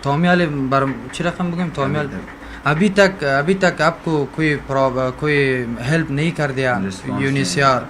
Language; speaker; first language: Hindi; non-native, learner; Persian